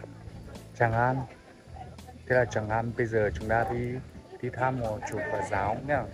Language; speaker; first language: Vietnamese; non-native, fluent; Chinese